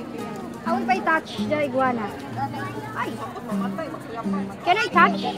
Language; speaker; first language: English; non-native, local second language; Filipino